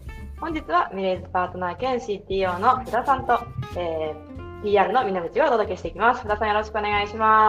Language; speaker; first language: Japanese; native; Japanese